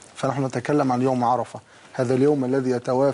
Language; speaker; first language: Arabic; native; Arabic